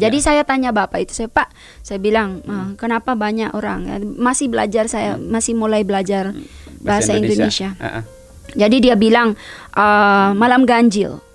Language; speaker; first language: Indonesian; non-native, fluent; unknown